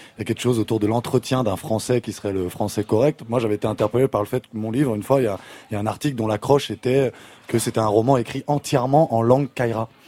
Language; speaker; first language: French; native; French